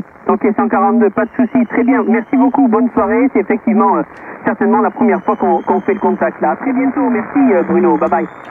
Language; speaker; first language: French; native; French